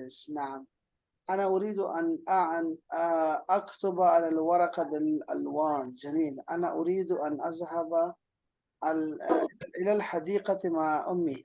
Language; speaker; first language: Arabic; non-native, fluent; Urdu